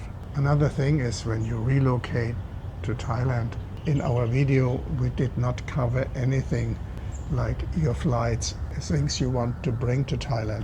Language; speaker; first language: English; non-native, fluent; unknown